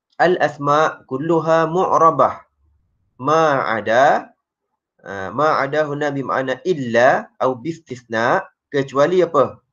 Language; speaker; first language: Arabic; non-native, fluent; Malay